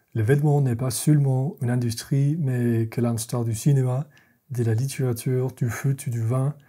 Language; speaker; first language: French; non-native, fluent; English